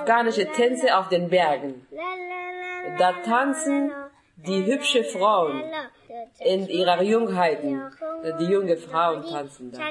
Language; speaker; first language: German; non-native, fluent; Persian